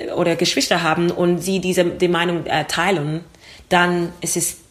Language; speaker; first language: German; non-native, learner; English